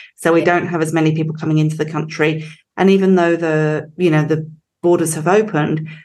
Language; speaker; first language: English; native; English